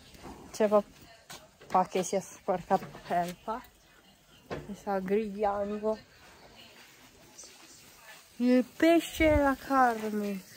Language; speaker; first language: Italian; early bilingual, other home language; Filipino